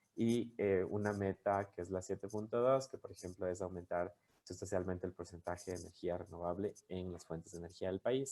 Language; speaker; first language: Spanish; native; Spanish